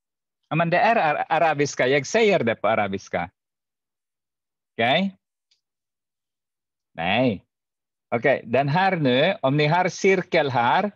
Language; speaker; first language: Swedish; non-native, fluent; Arabic